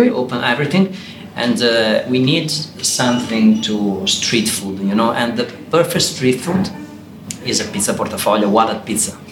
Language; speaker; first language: English; non-native, learner; Italian